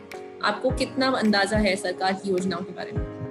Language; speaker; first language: Hindi; native; Hindi